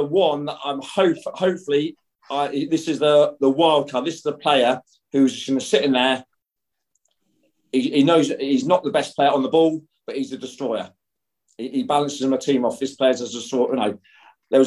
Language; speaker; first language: English; native; English